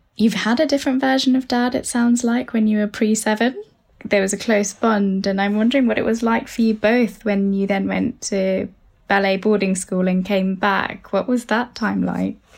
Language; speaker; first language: English; early bilingual, other home language; Tamil